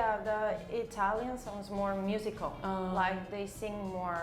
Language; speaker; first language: English; non-native, fluent; Spanish